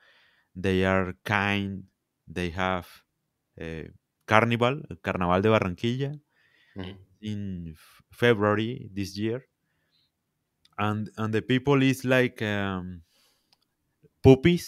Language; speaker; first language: English; non-native, learner; Spanish